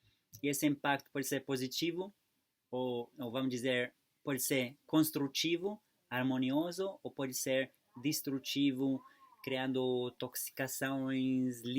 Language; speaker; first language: Portuguese; non-native, fluent; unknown